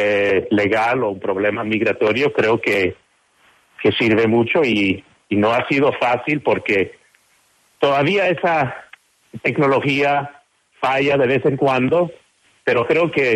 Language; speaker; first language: Spanish; non-native, fluent; English